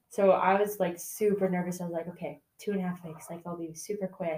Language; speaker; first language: English; native; English